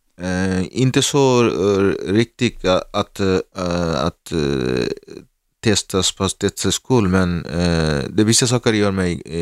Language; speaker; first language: Swedish; non-native, learner; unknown